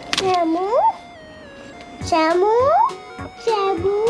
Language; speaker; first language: Polish; early bilingual, heritage; Polish